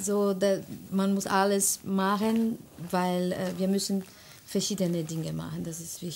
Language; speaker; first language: German; non-native, learner; Portuguese